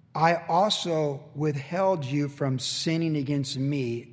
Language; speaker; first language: English; native; English